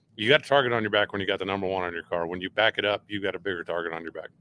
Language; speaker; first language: English; native; English